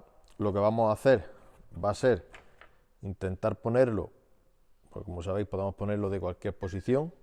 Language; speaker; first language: Spanish; native; Spanish